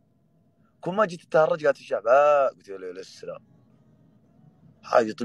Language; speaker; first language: Arabic; native; Arabic